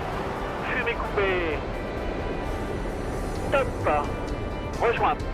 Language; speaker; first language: French; native; French